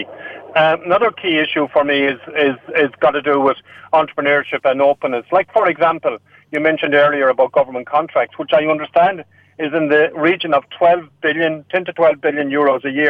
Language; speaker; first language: English; non-native, local second language; Irish